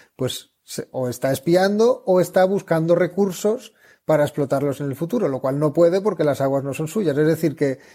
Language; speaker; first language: Spanish; native; Spanish